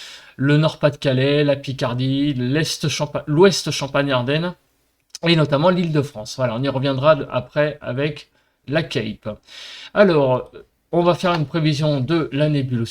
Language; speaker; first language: French; native; French